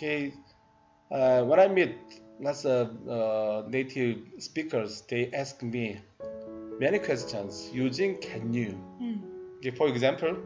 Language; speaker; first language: English; non-native, learner; Korean